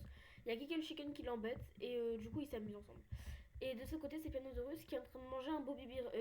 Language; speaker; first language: French; native; French